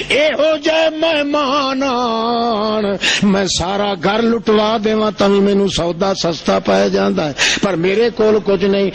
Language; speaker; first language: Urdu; non-native, local second language; Saraiki